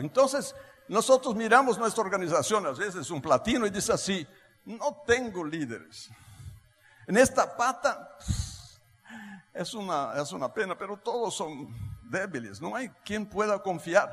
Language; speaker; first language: Spanish; non-native, fluent; Portuguese